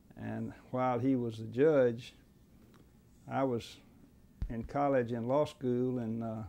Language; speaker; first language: English; native; English